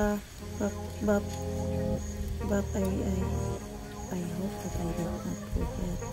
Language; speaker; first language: English; non-native, learner; Filipino